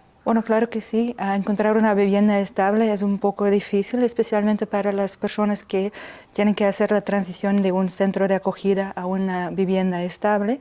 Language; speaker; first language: Spanish; non-native, fluent; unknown